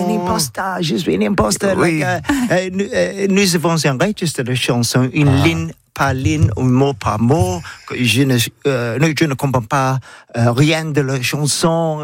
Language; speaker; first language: French; non-native, learner; English